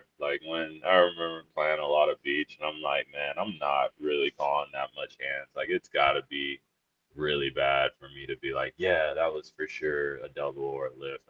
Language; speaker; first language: English; native; English